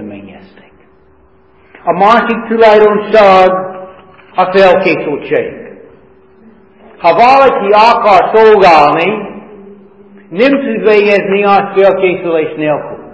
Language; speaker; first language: Hungarian; non-native, fluent; English